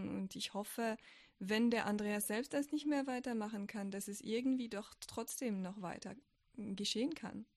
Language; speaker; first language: German; non-native, fluent; French